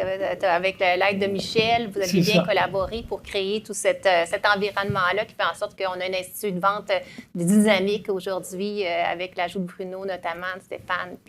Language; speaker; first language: French; native; French